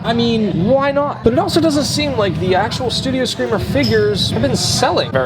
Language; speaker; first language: English; native; English